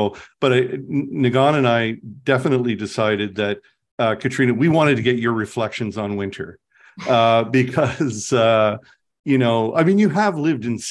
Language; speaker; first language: English; native; English